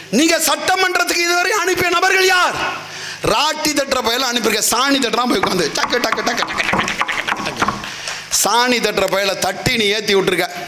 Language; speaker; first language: Tamil; native; Tamil